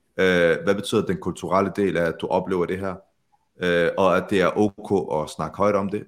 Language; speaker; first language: Danish; early bilingual, other home language; Arabic